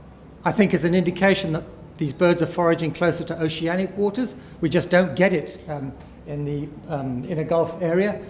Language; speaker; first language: English; native; English